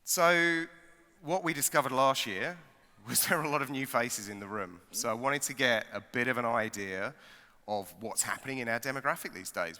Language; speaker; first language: English; native; English